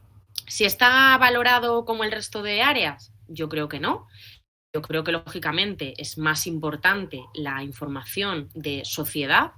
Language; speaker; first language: Spanish; native; Spanish